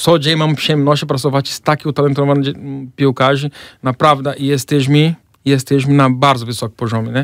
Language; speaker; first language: Polish; non-native, fluent; Portuguese